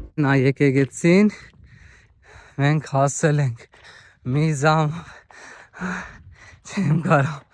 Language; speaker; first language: Armenian; non-native, learner; Hindi